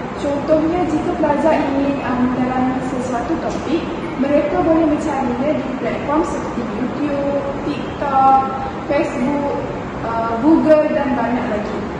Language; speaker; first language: Malay; native; Malay